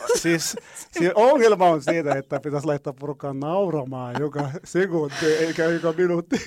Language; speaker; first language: Finnish; non-native, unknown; Arabic